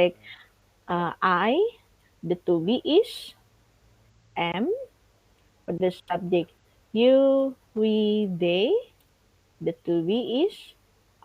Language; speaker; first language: English; non-native, fluent; Indonesian